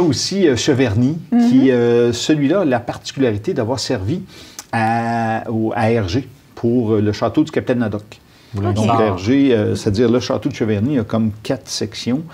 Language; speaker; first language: French; native; French